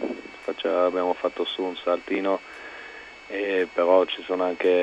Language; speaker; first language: Italian; non-native, local second language; German